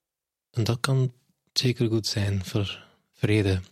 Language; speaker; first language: Dutch; non-native, fluent; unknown